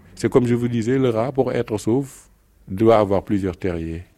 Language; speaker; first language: French; non-native, local second language; Wolof